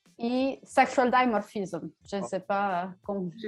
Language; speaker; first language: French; non-native, learner; Italian